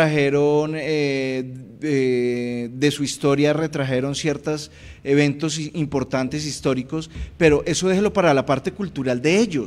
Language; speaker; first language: Spanish; native; Spanish